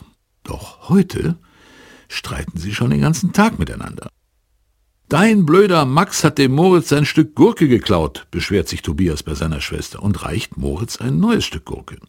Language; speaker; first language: German; native; German